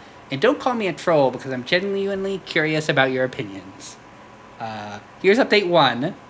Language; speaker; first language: English; native; English